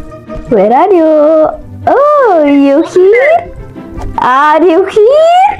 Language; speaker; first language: English; non-native, learner; Mongolian